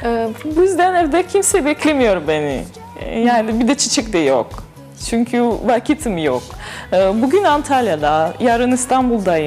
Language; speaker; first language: Turkish; non-native, learner; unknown